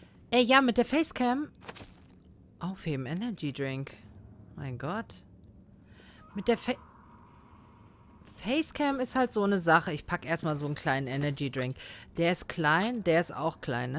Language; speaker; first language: German; native; German